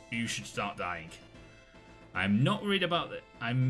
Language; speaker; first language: English; native; English